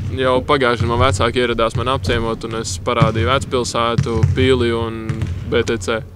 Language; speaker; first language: Latvian; native; Latvian